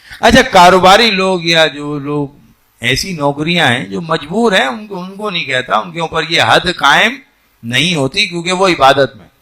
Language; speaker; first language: Urdu; non-native, local second language; Sindhi